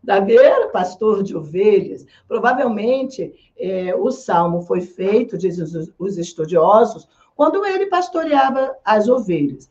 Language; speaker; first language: Portuguese; native; Portuguese